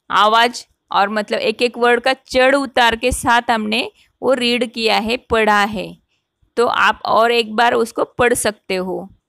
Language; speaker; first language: Hindi; non-native, local second language; Marathi